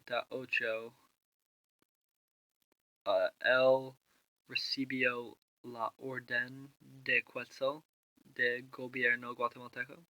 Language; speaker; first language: Spanish; non-native, learner; English